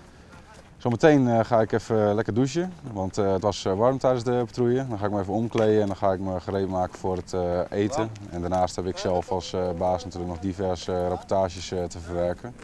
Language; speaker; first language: Dutch; native; Dutch